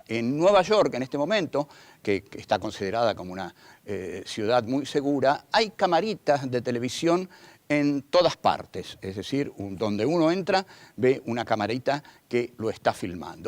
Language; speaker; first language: Spanish; native; Spanish